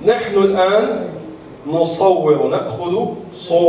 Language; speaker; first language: Arabic; non-native, fluent; Italian